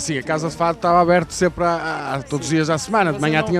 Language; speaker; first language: Portuguese; native; Portuguese